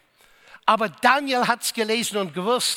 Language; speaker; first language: German; non-native, fluent; English